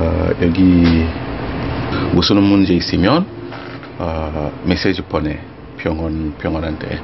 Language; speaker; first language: Korean; non-native, learner; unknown